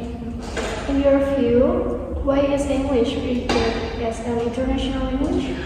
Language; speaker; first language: English; non-native, learner; Indonesian